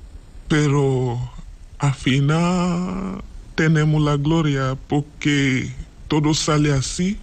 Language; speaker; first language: Spanish; non-native, learner; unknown